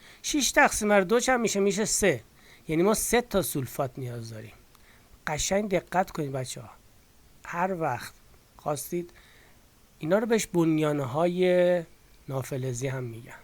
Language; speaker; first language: Persian; native; Persian